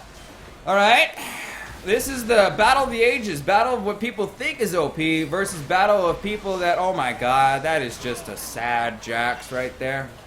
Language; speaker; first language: English; native; English